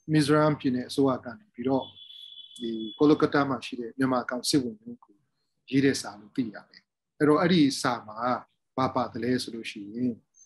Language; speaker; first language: Burmese; non-native, local second language; Hakha Chin